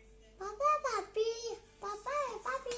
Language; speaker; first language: French; native; French